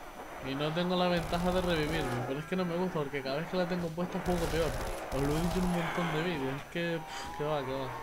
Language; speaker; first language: Spanish; native; Spanish